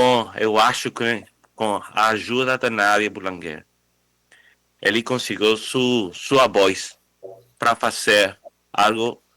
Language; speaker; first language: Portuguese; non-native, fluent; Spanish